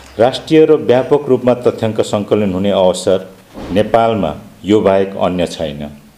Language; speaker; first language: Nepali; non-native, local second language; Limbu